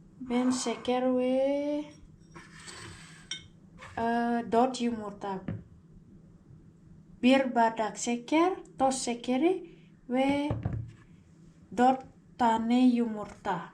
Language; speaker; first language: Turkish; non-native, learner; Indonesian